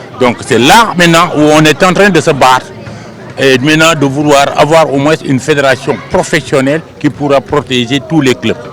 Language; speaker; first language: French; non-native, local second language; Wolof